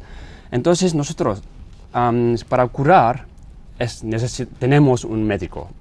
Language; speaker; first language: Spanish; non-native, learner; Tibetan